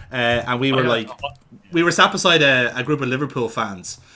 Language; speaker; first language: English; native; English